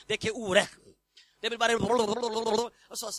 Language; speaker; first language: Swedish; non-native, fluent; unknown